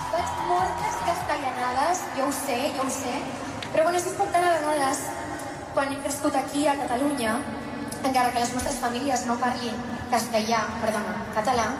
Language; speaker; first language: Catalan; non-native, local second language; Spanish